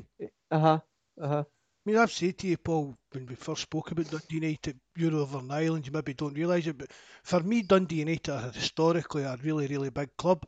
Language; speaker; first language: English; native; English